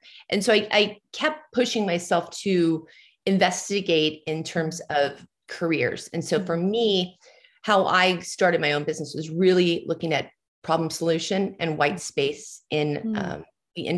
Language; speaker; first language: English; native; English